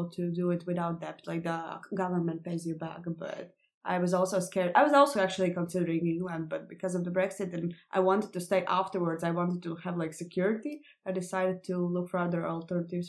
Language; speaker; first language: English; non-native, fluent; Latvian